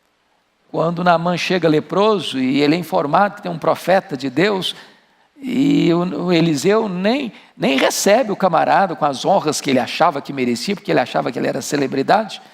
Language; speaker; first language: Portuguese; native; Portuguese